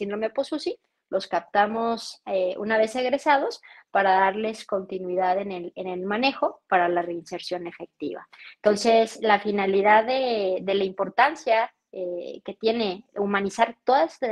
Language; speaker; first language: Spanish; native; Spanish